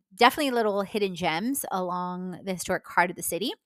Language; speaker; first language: English; non-native, fluent; Polish